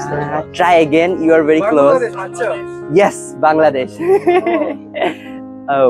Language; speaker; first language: English; non-native, fluent; Bangla